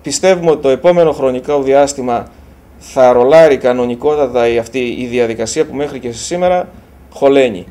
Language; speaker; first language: Greek; native; Greek